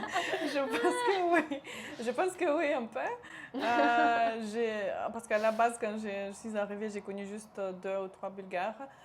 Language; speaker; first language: French; non-native, local second language; Romanian